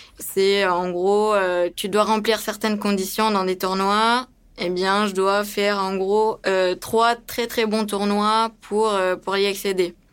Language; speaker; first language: French; early bilingual, other home language; Romanian